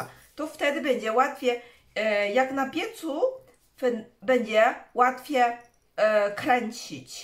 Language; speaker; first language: Polish; non-native, learner; Chinese